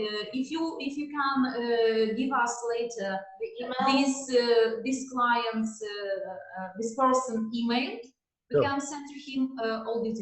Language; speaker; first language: English; non-native, learner; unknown